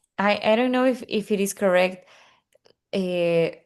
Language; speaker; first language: English; non-native, learner; Spanish